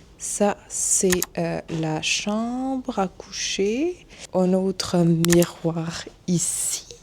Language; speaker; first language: French; early bilingual, other home language; Arabic